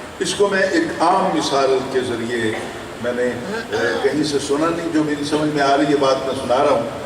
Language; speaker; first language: Urdu; non-native, local second language; Saraiki